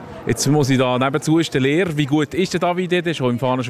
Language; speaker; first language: German; native; German